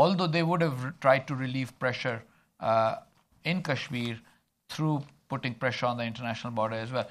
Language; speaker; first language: English; non-native, local second language; Urdu